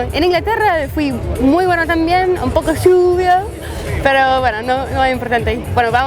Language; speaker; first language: Spanish; non-native, learner; English